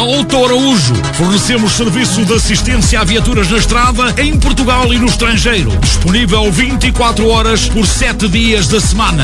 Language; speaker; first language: Portuguese; native; Portuguese